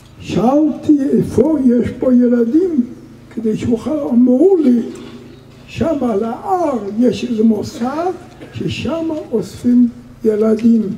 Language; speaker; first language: Hebrew; non-native, fluent; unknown